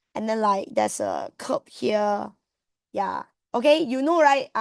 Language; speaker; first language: English; non-native, local second language; Malay